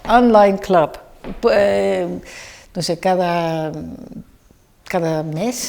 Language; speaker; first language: Spanish; non-native, fluent; Dutch